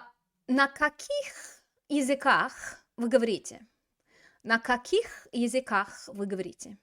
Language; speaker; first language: Russian; non-native, fluent; English